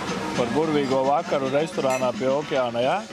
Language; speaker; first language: Latvian; native; Latvian